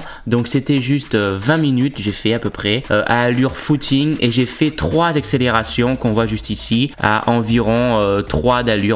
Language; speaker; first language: French; native; French